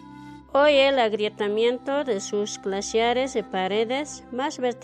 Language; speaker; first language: Spanish; native; Spanish